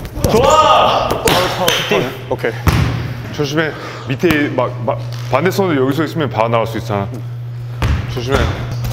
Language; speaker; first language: Korean; non-native, learner; English